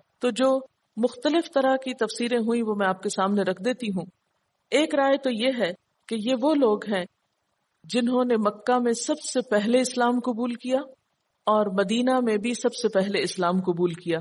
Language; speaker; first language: Urdu; native; Urdu